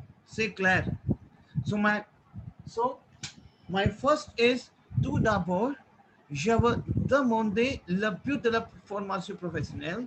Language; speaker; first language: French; non-native, fluent; Hindi